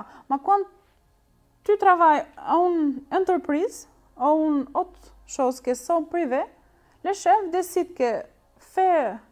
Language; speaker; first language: French; non-native, learner; Albanian